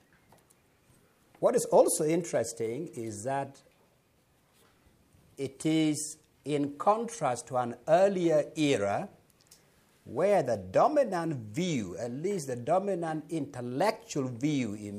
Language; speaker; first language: English; non-native, local second language; Acoli